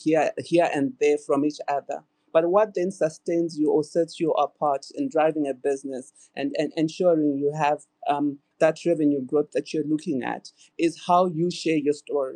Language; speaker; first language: English; non-native, local second language; Shona